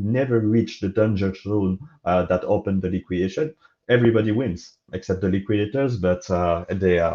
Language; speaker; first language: English; non-native, fluent; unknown